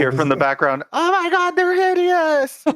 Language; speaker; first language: English; native; English